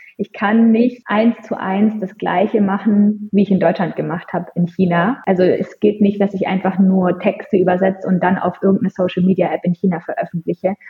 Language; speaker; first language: German; native; German